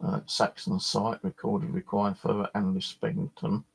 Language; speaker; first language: English; native; English